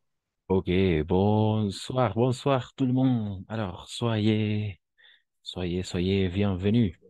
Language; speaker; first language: French; non-native, fluent; Spanish